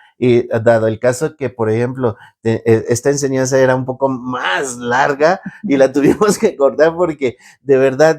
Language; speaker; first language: Spanish; native; Spanish